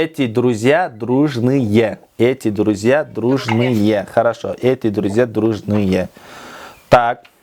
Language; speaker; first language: Russian; non-native, local second language; Kyrgyz